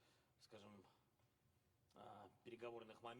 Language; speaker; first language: Russian; native; Russian